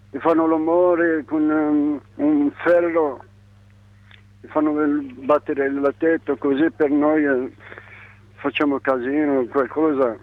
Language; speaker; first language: Italian; non-native, learner; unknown